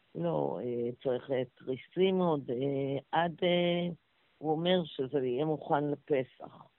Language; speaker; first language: Hebrew; native; Hebrew